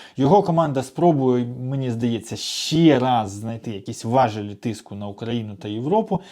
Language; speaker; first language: Ukrainian; non-native, local second language; Russian